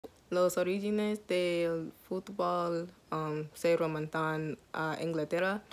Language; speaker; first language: Spanish; non-native, learner; English